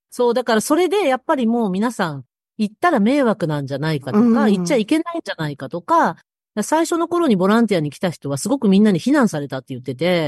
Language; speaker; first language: Japanese; native; Japanese